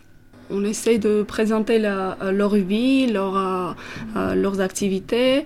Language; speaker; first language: French; non-native, fluent; Armenian